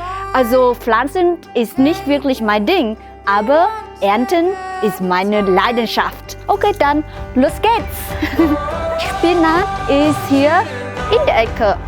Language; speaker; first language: German; non-native, learner; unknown